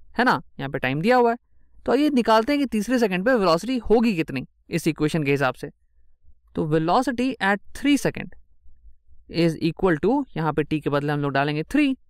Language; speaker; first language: Hindi; native; Hindi